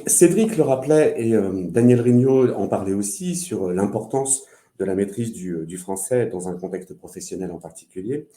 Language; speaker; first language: French; native; French